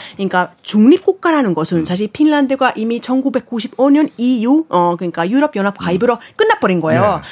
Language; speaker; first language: Korean; non-native, fluent; Finnish